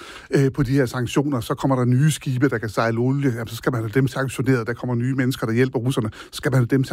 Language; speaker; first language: Danish; native; Danish